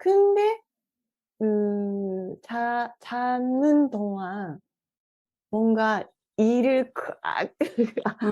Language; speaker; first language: Korean; non-native, fluent; Japanese